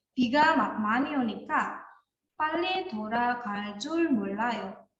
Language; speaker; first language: Korean; non-native, fluent; Indonesian